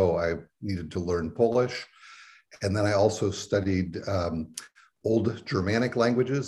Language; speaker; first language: English; native; English